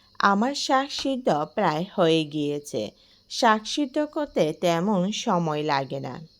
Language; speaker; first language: Bangla; non-native, local second language; Marma